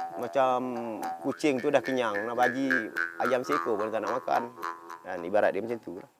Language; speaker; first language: Malay; non-native, local second language; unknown